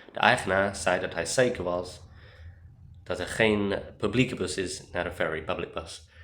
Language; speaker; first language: Dutch; non-native, learner; English